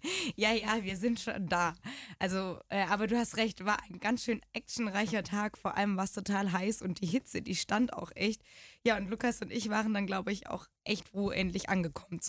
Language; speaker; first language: German; native; German